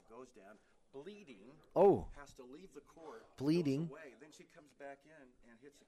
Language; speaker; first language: English; native; English